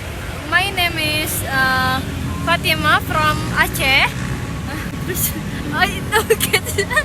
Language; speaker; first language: English; non-native, learner; Indonesian